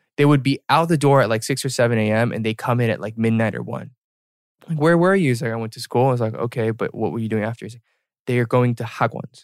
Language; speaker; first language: English; native; English